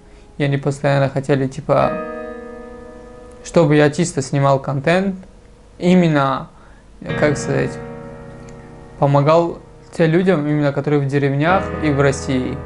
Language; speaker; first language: Russian; non-native, local second language; Tajik